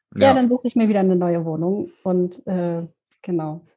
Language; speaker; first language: German; native; German